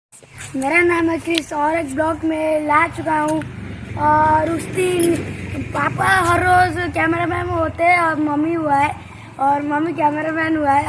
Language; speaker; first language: Hindi; non-native, local second language; Odia